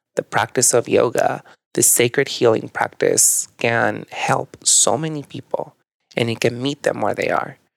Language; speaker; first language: English; early bilingual, other home language; Spanish